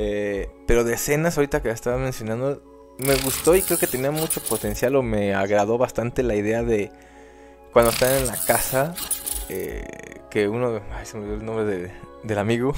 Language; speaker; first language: Spanish; native; Spanish